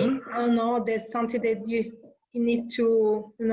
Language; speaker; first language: English; non-native, learner; Italian